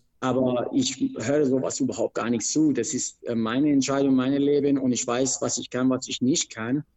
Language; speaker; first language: German; non-native, fluent; Persian